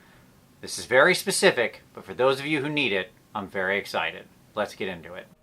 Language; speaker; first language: English; native; English